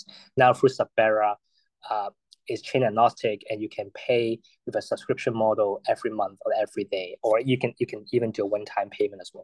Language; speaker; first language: English; non-native, local second language; Cantonese